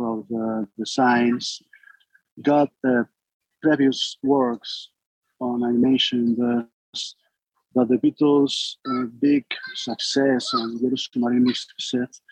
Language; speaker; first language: English; non-native, learner; Spanish